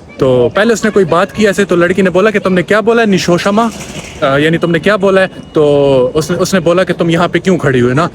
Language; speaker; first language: Urdu; non-native, local second language; Punjabi